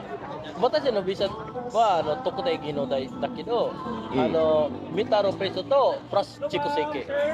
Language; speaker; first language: Japanese; non-native, fluent; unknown